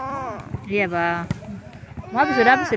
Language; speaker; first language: Malay; native; Malay